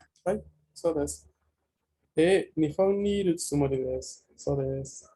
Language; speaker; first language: Japanese; non-native, fluent; Spanish